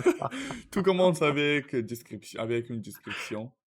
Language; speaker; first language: French; non-native, learner; Russian